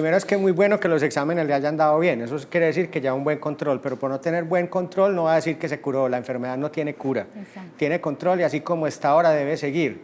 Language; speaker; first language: Spanish; native; Spanish